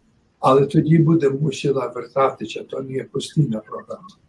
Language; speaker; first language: Ukrainian; early bilingual, heritage; Ukrainian